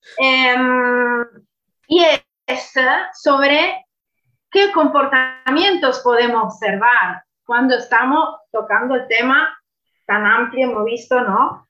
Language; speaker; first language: Spanish; non-native, fluent; Italian